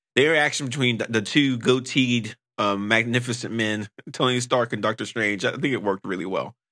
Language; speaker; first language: English; native; English